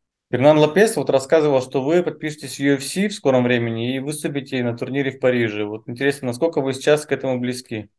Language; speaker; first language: Russian; native; Russian